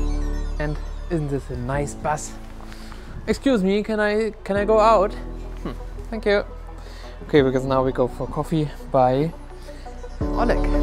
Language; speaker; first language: English; non-native, fluent; German